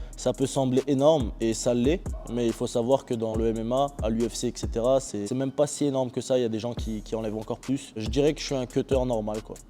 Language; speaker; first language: French; early bilingual, other home language; Chechen